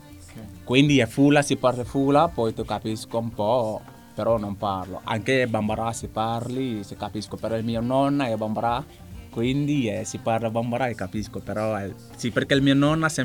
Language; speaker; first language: Italian; non-native, learner; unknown